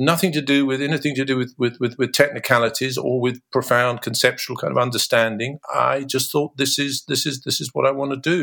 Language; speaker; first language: English; native; English